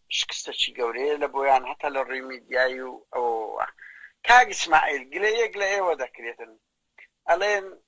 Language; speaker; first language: Central Kurdish; native; Central Kurdish